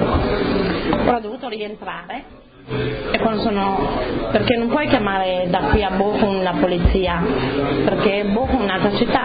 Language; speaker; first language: Italian; native; Italian